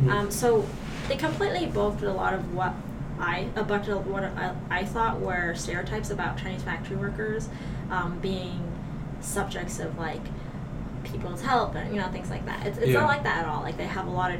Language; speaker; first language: English; non-native, local second language; Cantonese